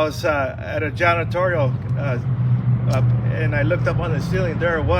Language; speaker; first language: English; native; English